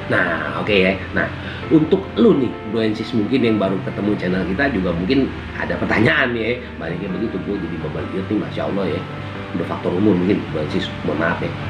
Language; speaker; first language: Indonesian; native; Indonesian